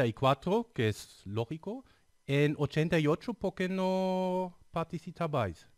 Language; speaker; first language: Spanish; non-native, fluent; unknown